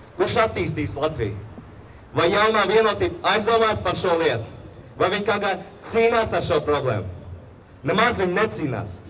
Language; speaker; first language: Latvian; non-native, local second language; Russian